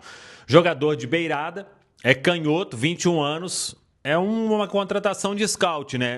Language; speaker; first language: Portuguese; native; Portuguese